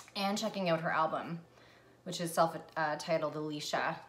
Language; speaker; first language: English; native; English